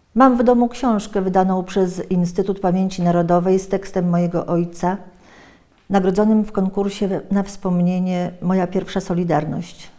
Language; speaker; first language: Polish; native; Polish